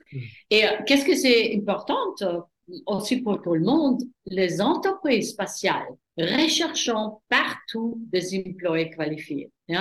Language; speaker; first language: French; non-native, fluent; German